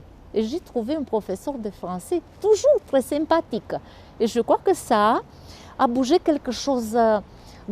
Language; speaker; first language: French; non-native, fluent; Romanian